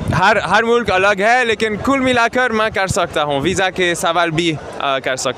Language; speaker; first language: Hindi; non-native, learner; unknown